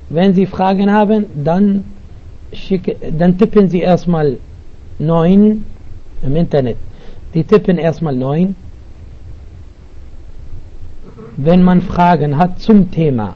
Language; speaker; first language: German; non-native, fluent; Arabic